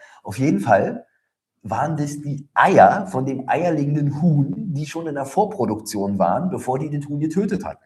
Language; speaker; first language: German; native; German